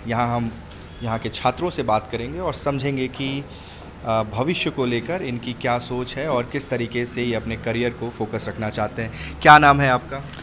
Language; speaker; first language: Hindi; native; Hindi